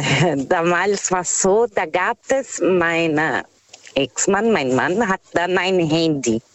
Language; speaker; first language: German; non-native, learner; Portuguese